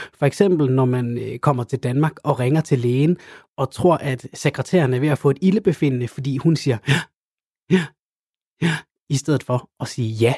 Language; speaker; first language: Danish; native; Danish